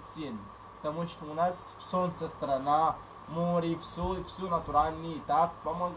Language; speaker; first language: Russian; non-native, learner; Arabic